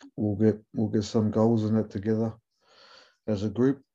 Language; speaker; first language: English; native; English